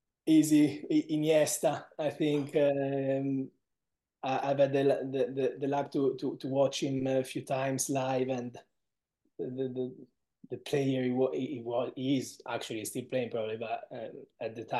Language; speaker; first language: English; non-native, fluent; Italian